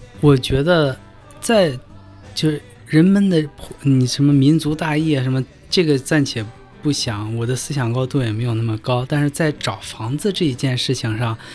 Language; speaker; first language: Chinese; native; Chinese